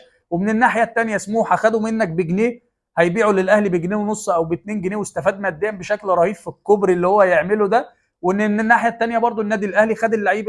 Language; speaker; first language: Arabic; native; Arabic